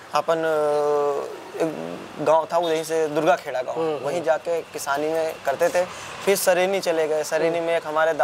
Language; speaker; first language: Hindi; native; Hindi